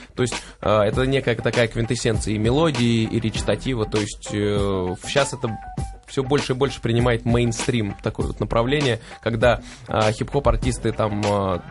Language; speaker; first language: Russian; native; Russian